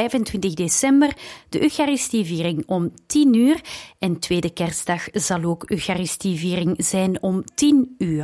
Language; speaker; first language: Dutch; native; Dutch